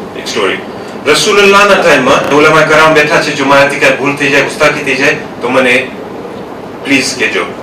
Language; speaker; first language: Gujarati; early bilingual, heritage; Gujarati